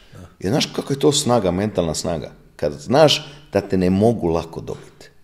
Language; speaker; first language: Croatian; non-native, fluent; Italian